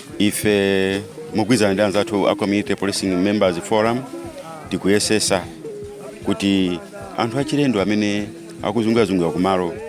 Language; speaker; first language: Nyanja; native; Nyanja